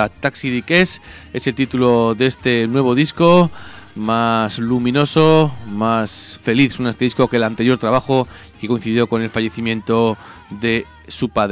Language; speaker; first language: Spanish; native; Spanish